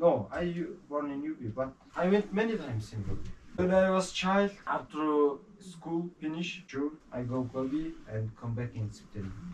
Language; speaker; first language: English; non-native, learner; Mongolian